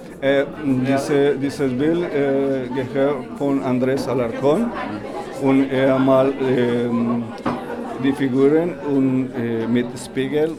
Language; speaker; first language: German; non-native, learner; Spanish